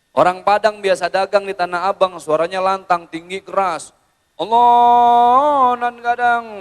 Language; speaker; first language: Indonesian; native; Indonesian